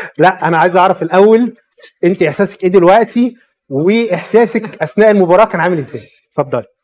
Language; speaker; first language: Arabic; native; Arabic